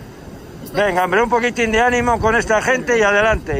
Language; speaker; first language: Spanish; native; Spanish